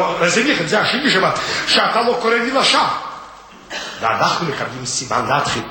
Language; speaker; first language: Hebrew; non-native, fluent; Russian